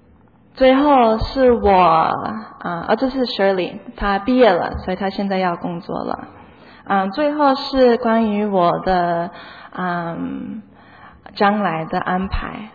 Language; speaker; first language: Chinese; early bilingual, heritage; Chinese